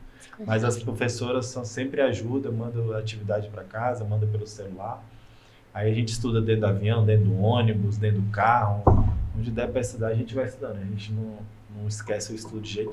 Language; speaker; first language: Portuguese; native; Portuguese